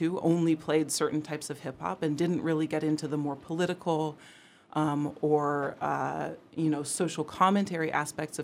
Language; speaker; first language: English; native; English